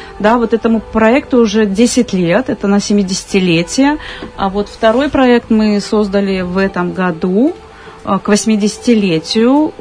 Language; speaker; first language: Russian; native; Russian